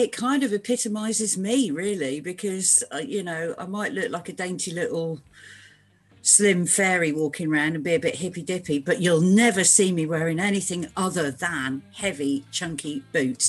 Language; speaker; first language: English; native; English